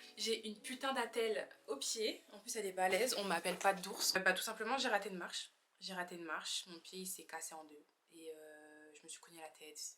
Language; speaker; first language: French; native; French